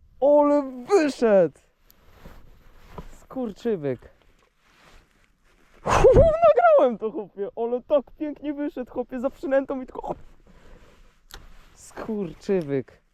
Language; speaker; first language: Polish; native; Polish